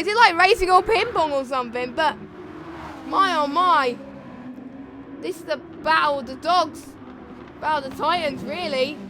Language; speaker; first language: English; native; English